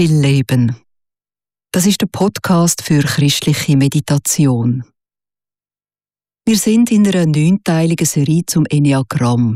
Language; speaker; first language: German; native; German